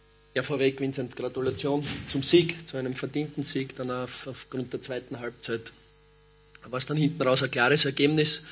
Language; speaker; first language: German; native; German